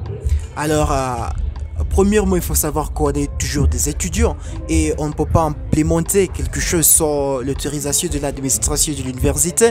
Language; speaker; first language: French; non-native, fluent; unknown